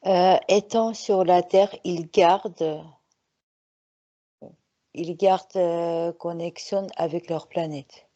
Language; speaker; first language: French; non-native, fluent; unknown